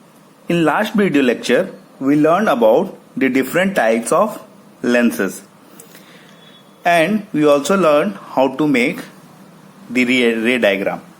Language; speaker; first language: English; non-native, local second language; Hindi